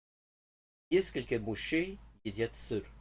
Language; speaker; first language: Russian; non-native, learner; English